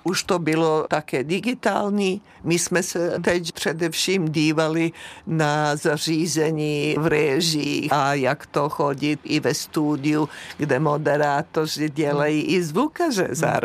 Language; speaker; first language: Czech; native; Czech